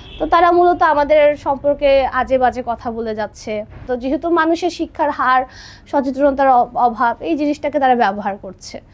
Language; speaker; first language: Bangla; non-native, local second language; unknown